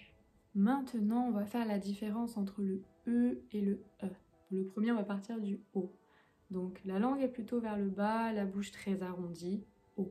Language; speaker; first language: French; native; French